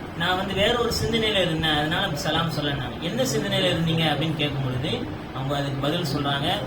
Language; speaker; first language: Tamil; native; Tamil